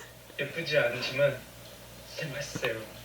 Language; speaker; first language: Korean; non-native, fluent; Chinese